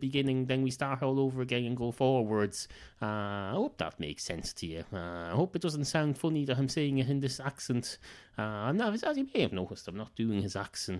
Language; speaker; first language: English; native; English